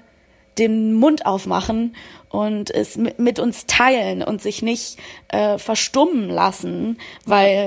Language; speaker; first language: German; native; German